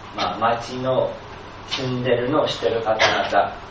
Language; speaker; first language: Japanese; non-native, fluent; English